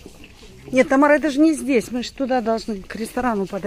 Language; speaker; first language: Russian; native; Russian